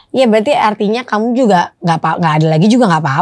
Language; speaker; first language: Indonesian; native; Indonesian